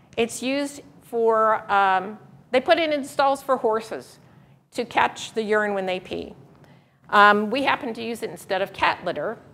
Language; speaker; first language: English; native; English